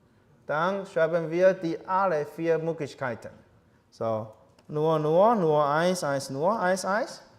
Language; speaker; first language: German; non-native, learner; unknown